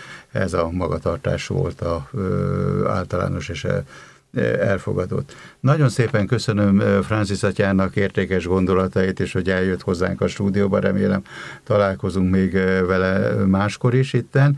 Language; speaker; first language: Hungarian; native; Hungarian